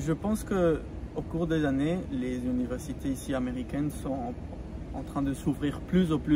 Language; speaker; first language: French; non-native, fluent; Spanish